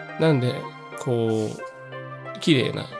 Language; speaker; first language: Japanese; native; Japanese